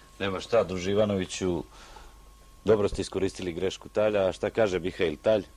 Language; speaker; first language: Bosnian; native; Bosnian